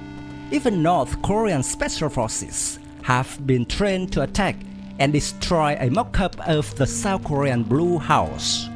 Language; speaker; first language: English; non-native, fluent; Vietnamese